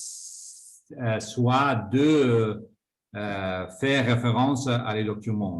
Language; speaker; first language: French; non-native, fluent; Spanish